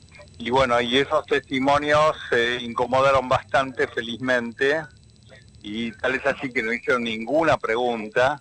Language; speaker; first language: Spanish; native; Spanish